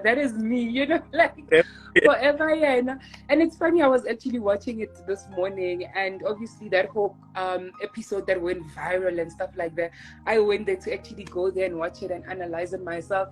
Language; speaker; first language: English; non-native, local second language; Tswana